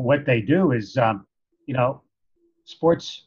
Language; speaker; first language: English; native; English